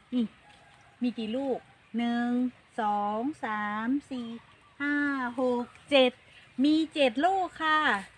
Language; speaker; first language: Thai; non-native, local second language; Northern Khmer